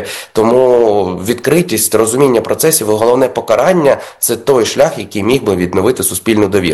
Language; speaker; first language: Ukrainian; native; Ukrainian